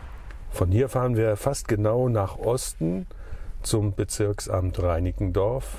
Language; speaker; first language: German; native; German